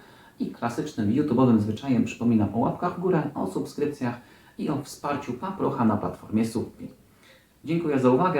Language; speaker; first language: Polish; native; Polish